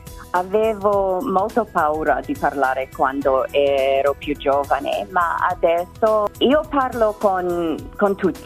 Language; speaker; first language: Italian; non-native, learner; English